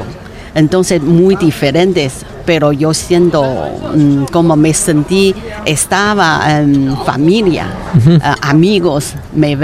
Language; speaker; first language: Spanish; non-native, learner; Chinese